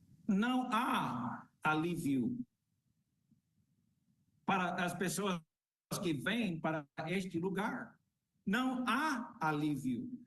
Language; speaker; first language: Portuguese; non-native, fluent; English